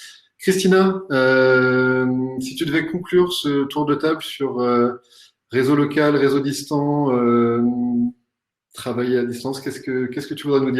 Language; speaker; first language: French; native; French